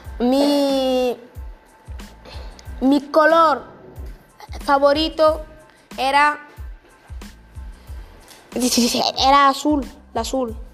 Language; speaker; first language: Spanish; non-native, learner; French